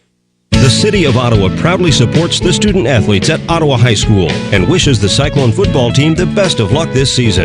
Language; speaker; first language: English; native; English